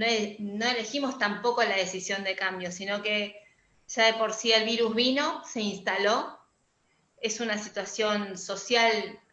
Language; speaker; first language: Spanish; native; Spanish